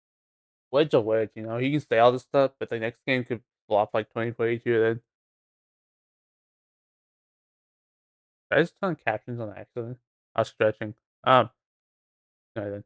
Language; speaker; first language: English; native; English